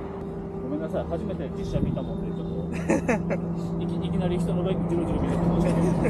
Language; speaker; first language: Japanese; native; Japanese